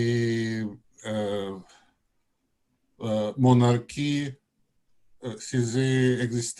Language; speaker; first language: French; non-native, learner; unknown